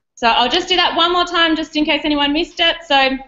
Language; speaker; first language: English; native; English